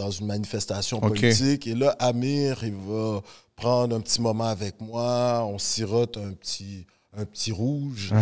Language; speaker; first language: French; native; French